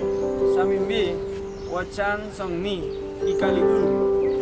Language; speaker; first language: Chinese; non-native, learner; Spanish